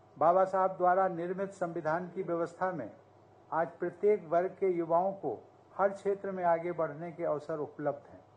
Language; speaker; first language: Hindi; native; Hindi